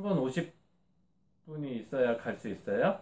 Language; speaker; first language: Korean; native; Korean